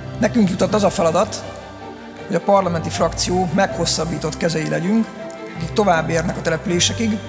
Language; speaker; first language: Hungarian; native; Hungarian